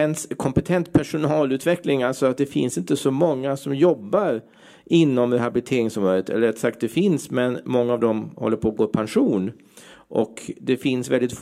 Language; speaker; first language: Swedish; native; Swedish